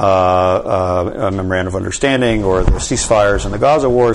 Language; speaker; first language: English; native; English